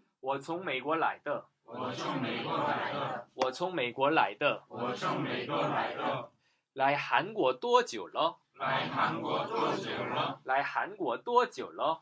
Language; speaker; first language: Chinese; non-native, fluent; Korean